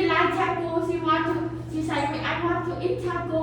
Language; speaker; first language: English; non-native, learner; Vietnamese